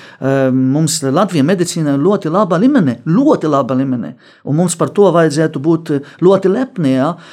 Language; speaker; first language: Latvian; non-native, fluent; Arabic